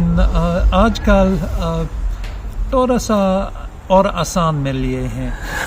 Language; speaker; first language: Hindi; non-native, learner; English